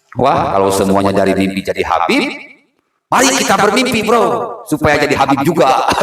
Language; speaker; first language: Indonesian; non-native, local second language; Sundanese